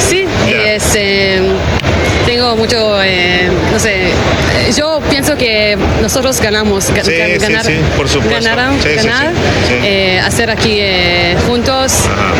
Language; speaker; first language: Spanish; non-native, learner; Hebrew